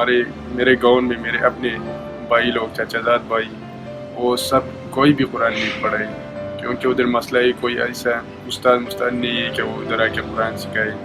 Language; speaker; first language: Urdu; non-native, local second language; Khowar